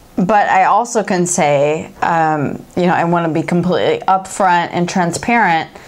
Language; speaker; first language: English; native; English